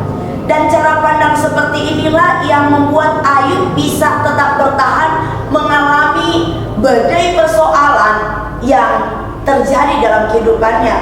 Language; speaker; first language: Indonesian; native; Indonesian